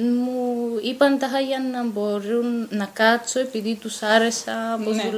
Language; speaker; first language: Greek; non-native, fluent; Bulgarian